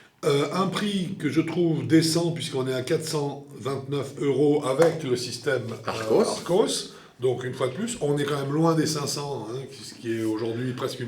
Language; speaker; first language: French; native; French